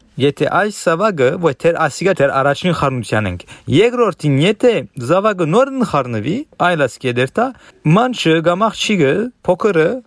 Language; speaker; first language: Armenian; early bilingual, heritage; Armenian